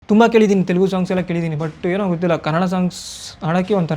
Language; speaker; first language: Kannada; early bilingual, other home language; Nepali